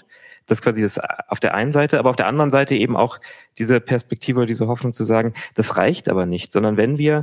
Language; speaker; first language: German; native; German